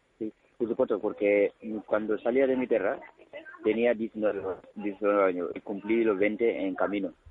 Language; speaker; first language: Spanish; non-native, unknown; Wolof